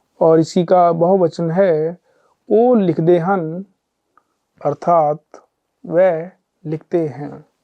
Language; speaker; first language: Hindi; non-native, local second language; Punjabi